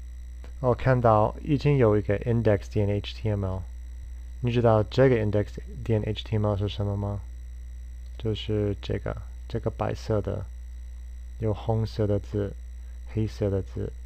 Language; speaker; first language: Chinese; non-native, fluent; English